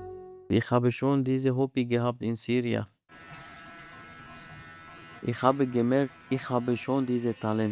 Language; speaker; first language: German; non-native, learner; Arabic